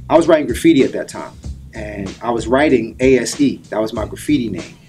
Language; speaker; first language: English; native; English